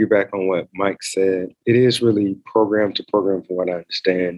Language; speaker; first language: English; native; English